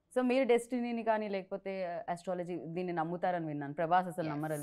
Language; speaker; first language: Telugu; native; Telugu